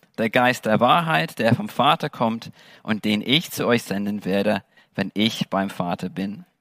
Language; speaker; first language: German; non-native, fluent; English